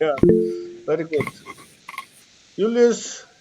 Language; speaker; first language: English; non-native, fluent; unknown